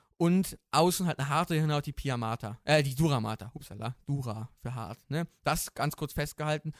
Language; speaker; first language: German; native; German